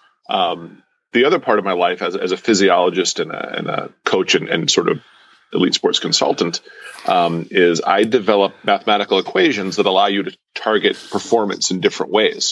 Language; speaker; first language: English; native; English